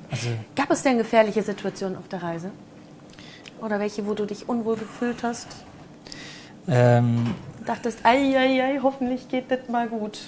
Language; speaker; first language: German; native; German